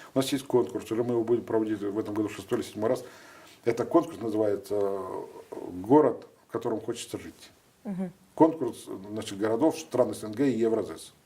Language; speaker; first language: Russian; native; Russian